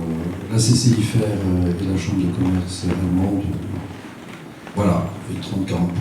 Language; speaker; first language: French; native; French